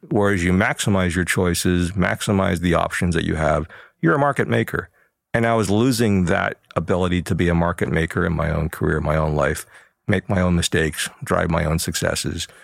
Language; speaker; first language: English; early bilingual, other home language; Chinese